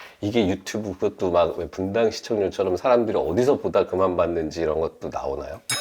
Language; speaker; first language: Korean; native; Korean